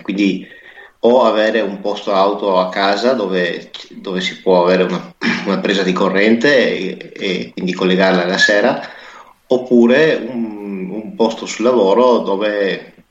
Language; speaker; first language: Italian; native; Italian